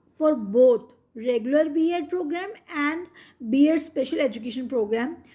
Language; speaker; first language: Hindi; non-native, local second language; Punjabi